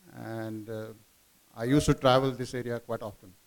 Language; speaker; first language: English; non-native, local second language; Marathi